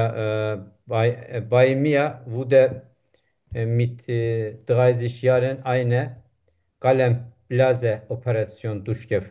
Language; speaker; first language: German; non-native, learner; Turkish